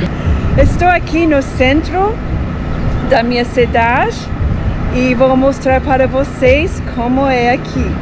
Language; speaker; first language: Portuguese; non-native, fluent; English